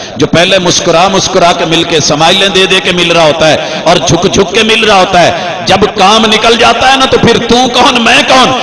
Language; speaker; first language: Urdu; non-native, local second language; Punjabi